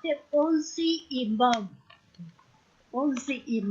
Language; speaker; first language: Portuguese; non-native, fluent; Persian